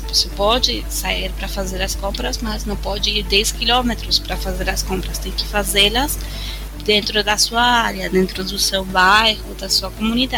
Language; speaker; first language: Portuguese; non-native, fluent; Spanish